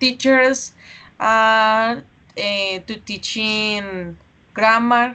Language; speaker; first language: English; non-native, learner; Spanish